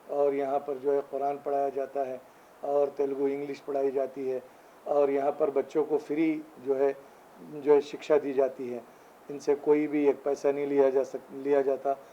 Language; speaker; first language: Urdu; native; Urdu